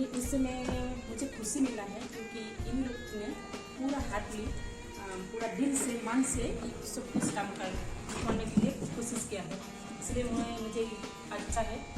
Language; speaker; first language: Hindi; non-native, local second language; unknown